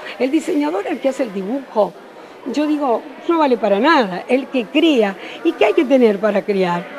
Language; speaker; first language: Spanish; early bilingual, other home language; Italian